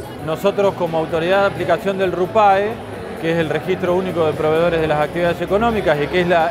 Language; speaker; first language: Spanish; native; Spanish